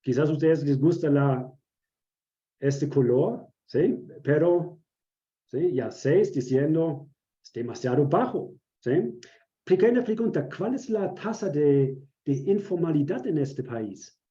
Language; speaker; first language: Spanish; non-native, fluent; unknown